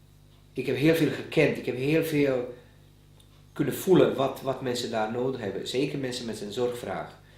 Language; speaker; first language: Dutch; non-native, fluent; Bosnian